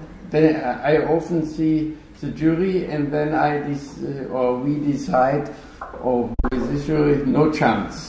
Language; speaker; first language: English; non-native, fluent; German